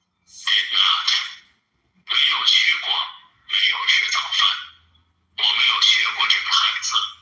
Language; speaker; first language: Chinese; non-native, learner; English